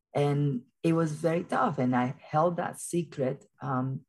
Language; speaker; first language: English; early bilingual, other home language; Spanish